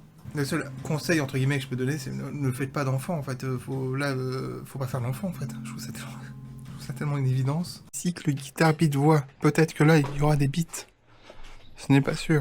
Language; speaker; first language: French; native; French